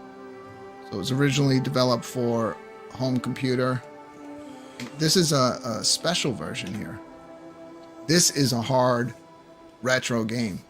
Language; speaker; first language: English; native; English